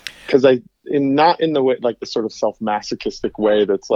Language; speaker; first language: English; native; English